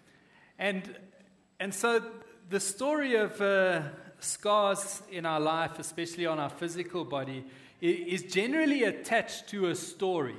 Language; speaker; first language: English; native; English